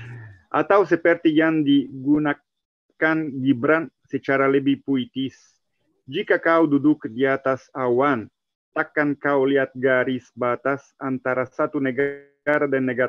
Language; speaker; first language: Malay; non-native, learner; Italian